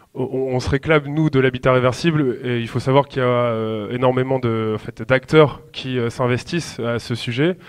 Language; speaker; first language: French; native; French